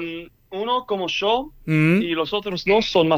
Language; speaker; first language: Spanish; early bilingual, heritage; English